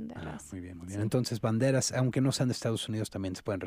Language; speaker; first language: Spanish; native; Spanish